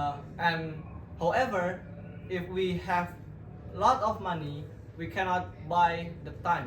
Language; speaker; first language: English; non-native, learner; Indonesian